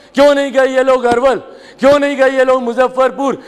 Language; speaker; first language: Hindi; native; Hindi